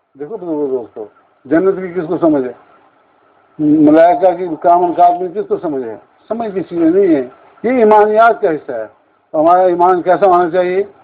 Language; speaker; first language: Urdu; non-native, local second language; Punjabi